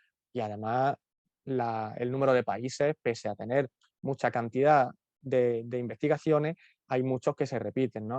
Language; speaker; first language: Spanish; native; Spanish